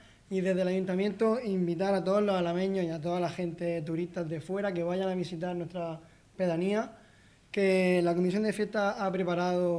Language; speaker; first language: Spanish; native; Spanish